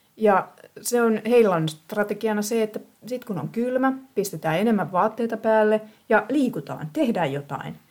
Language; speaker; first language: Finnish; native; Finnish